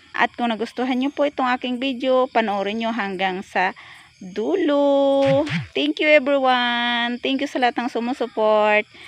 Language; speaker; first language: Filipino; native; Filipino